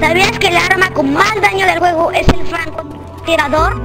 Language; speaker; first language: Spanish; native; Spanish